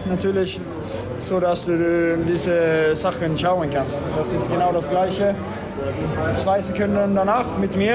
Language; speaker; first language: German; non-native, learner; Swedish